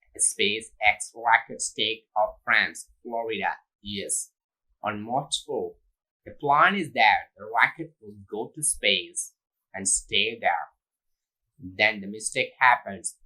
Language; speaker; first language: English; non-native, local second language; Tamil